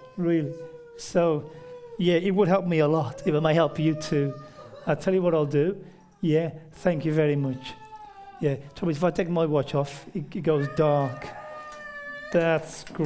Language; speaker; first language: English; native; English